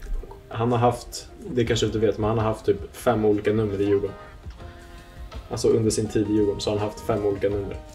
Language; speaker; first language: Swedish; native; Swedish